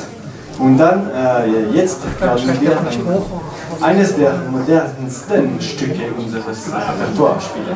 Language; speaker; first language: German; non-native, learner; French